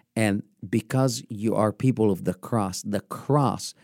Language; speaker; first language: English; non-native, fluent; Arabic